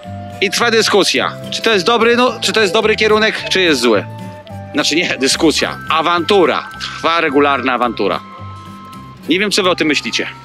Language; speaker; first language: Polish; native; Polish